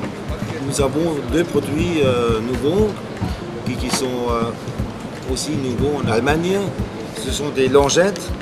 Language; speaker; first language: French; non-native, fluent; German